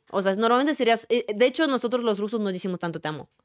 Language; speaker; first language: Spanish; non-native, fluent; Russian